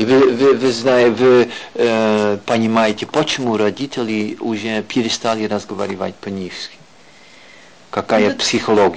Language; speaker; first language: Russian; non-native, learner; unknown